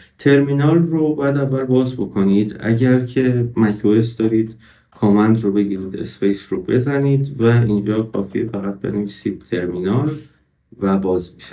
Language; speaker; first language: Persian; native; Persian